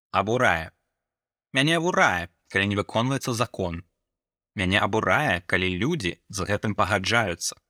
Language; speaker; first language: Belarusian; native; Belarusian